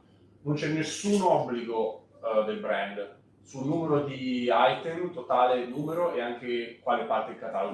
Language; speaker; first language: Italian; native; Italian